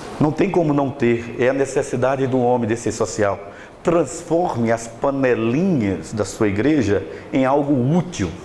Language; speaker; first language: Portuguese; native; Portuguese